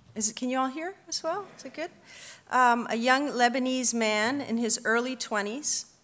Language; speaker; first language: English; native; English